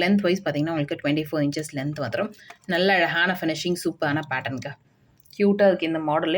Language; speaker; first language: Tamil; native; Tamil